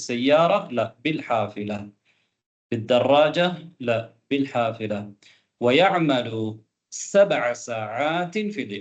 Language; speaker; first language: Arabic; non-native, fluent; Tamil